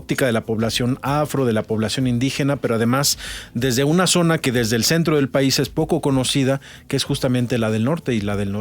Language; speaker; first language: Spanish; native; Spanish